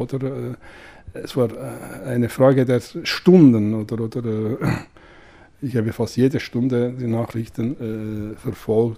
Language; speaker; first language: German; non-native, fluent; Kurdish